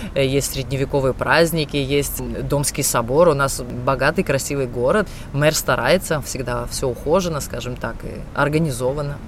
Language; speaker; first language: Russian; native; Russian